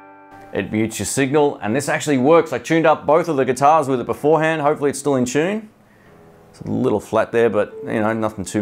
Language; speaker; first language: English; native; English